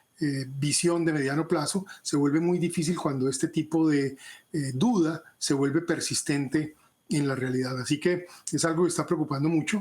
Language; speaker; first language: Spanish; native; Spanish